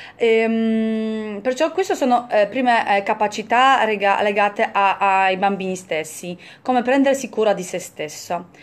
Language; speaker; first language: Italian; non-native, fluent; Polish